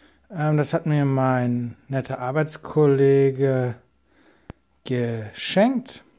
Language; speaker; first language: German; native; German